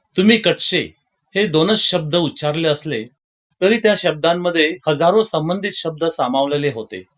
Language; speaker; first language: Marathi; native; Marathi